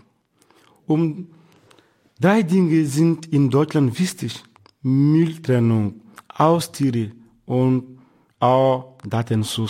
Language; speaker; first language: German; non-native, fluent; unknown